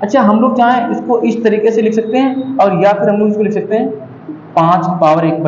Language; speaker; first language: Hindi; native; Hindi